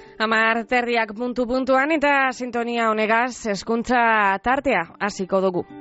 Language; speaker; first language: Basque; native; Basque